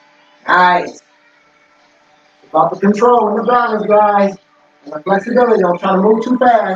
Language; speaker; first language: English; native; English